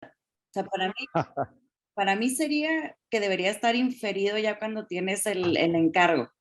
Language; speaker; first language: Spanish; native; Spanish